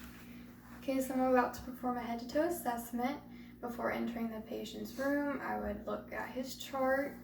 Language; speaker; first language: English; native; English